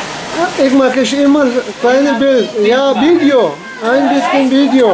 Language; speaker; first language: German; non-native, learner; Nepali